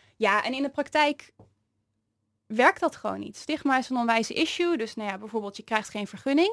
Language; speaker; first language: Dutch; native; Dutch